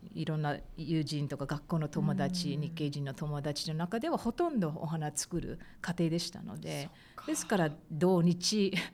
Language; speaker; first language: Japanese; early bilingual, heritage; Japanese